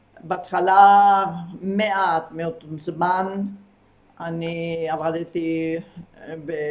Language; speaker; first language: Hebrew; non-native, fluent; Spanish